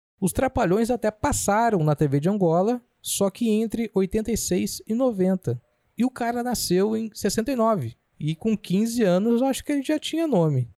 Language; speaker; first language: Portuguese; native; Portuguese